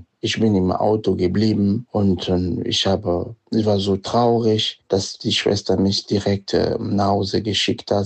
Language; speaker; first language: German; non-native, fluent; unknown